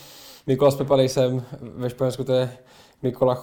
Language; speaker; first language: Czech; native; Czech